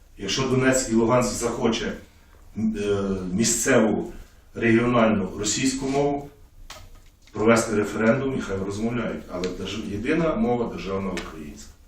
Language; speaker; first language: Ukrainian; native; Ukrainian